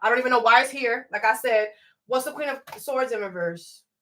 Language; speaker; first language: English; native; English